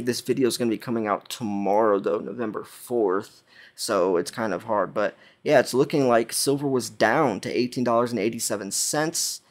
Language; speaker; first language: English; native; English